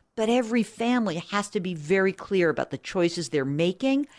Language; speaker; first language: English; native; English